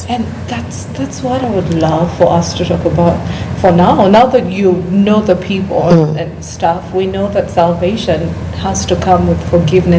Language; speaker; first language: English; non-native, local second language; Ganda